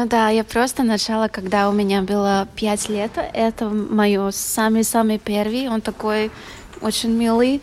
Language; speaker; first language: Russian; non-native, local second language; Latvian